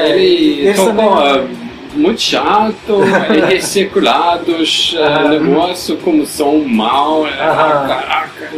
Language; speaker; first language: Portuguese; non-native, learner; Norwegian